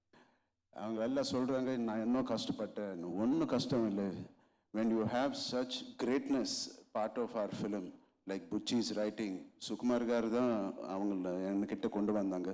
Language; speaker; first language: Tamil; non-native, learner; Telugu